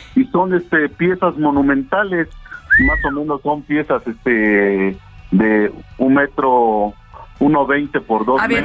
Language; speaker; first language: Spanish; non-native, local second language; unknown